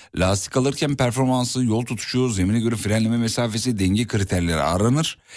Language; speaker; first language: Turkish; native; Turkish